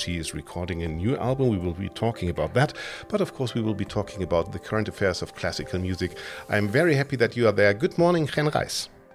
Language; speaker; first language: English; non-native, fluent; German